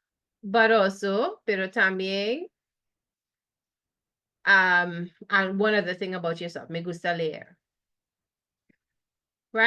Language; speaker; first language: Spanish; non-native, fluent; English